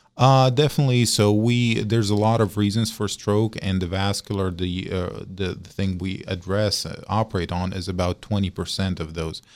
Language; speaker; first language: English; non-native, fluent; Arabic